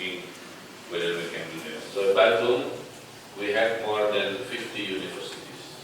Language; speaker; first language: English; non-native, fluent; Indonesian